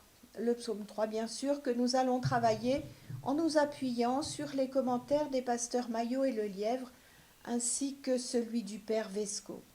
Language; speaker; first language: French; native; French